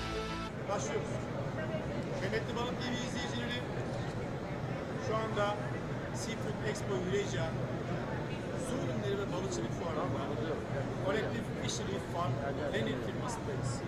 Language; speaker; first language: Turkish; native; Turkish